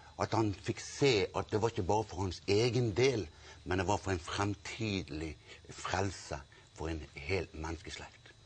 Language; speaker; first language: Norwegian; native; Norwegian